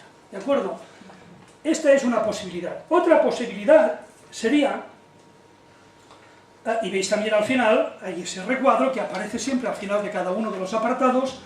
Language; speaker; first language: Spanish; native; Spanish